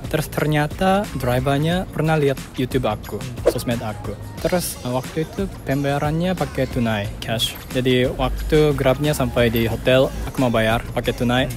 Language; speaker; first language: Indonesian; non-native, fluent; Japanese